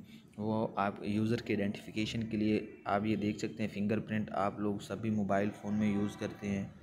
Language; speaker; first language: Hindi; non-native, local second language; Punjabi